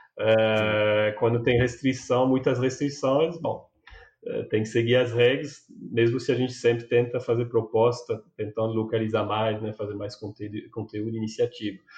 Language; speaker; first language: Portuguese; non-native, fluent; French